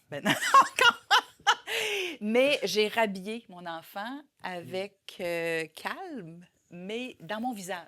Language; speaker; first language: French; native; French